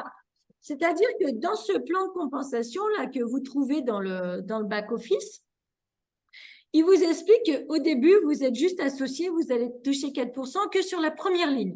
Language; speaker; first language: French; native; French